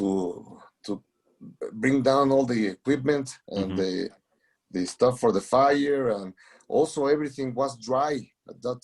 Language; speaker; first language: English; non-native, learner; Spanish